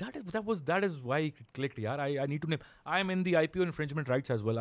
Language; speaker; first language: Hindi; native; Hindi